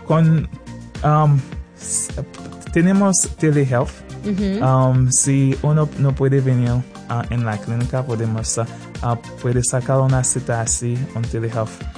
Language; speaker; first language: Spanish; non-native, fluent; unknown